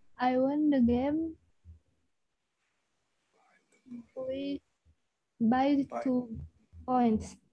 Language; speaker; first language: English; non-native, learner; Indonesian